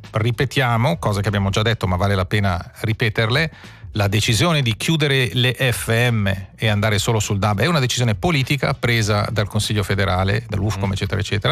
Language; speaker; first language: Italian; native; Italian